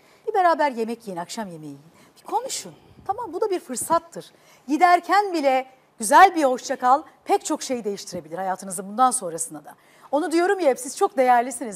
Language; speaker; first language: Turkish; native; Turkish